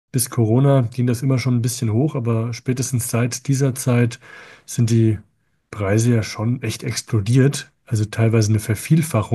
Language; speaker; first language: German; native; German